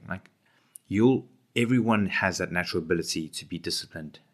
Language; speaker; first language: English; native; English